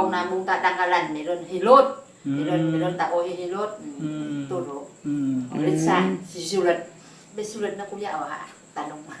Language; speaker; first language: Filipino; non-native, learner; Vietnamese